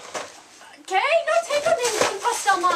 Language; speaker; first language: Spanish; non-native, learner; English